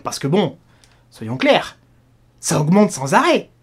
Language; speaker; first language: French; native; French